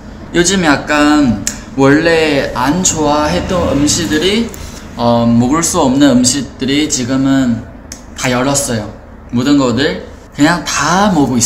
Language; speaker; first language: Korean; non-native, fluent; Chinese